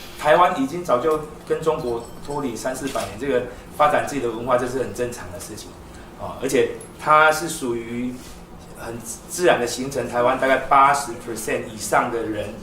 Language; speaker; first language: Chinese; non-native, local second language; Min Nan Chinese